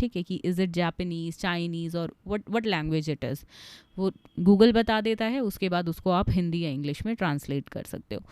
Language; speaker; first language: Hindi; native; Hindi